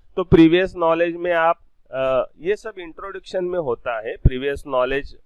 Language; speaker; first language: Hindi; non-native, local second language; Marathi